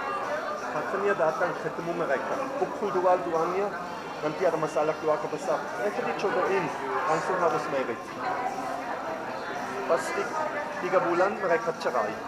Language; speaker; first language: Indonesian; non-native, fluent; German